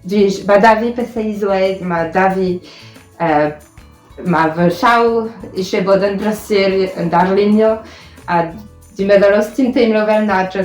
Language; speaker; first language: Welsh; non-native, fluent; French